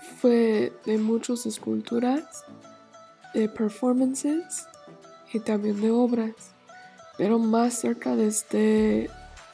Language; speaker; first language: Spanish; non-native, learner; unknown